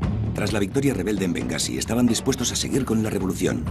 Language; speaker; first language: Spanish; native; Spanish